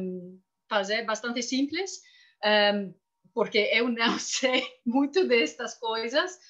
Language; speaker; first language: Portuguese; non-native, fluent; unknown